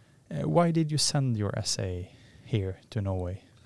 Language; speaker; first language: English; non-native, fluent; Norwegian